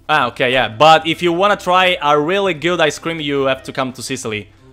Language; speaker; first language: English; non-native, fluent; Italian